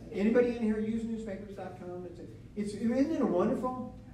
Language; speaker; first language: English; native; English